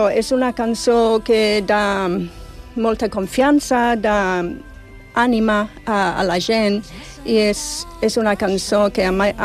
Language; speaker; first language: Catalan; non-native, fluent; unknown